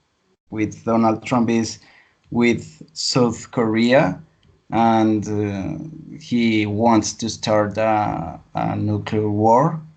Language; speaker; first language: English; non-native, learner; Spanish